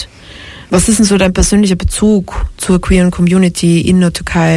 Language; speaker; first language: German; native; German